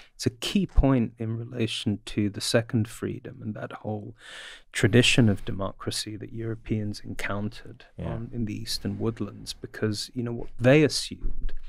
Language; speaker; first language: English; native; English